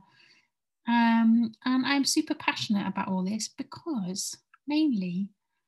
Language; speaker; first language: English; native; English